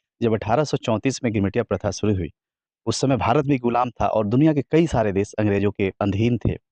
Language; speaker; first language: Hindi; native; Hindi